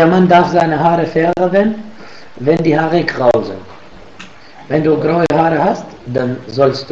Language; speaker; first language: German; non-native, fluent; Arabic